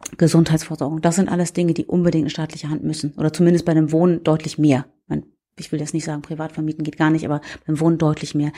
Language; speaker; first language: German; native; German